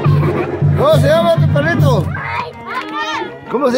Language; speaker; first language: Spanish; native; Spanish